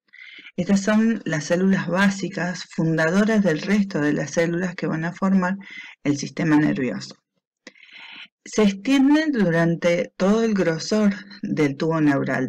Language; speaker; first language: Spanish; native; Spanish